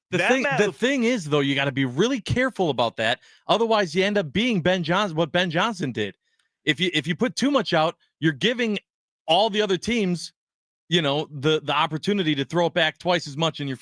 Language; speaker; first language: English; native; English